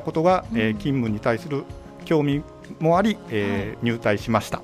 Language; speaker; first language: Japanese; native; Japanese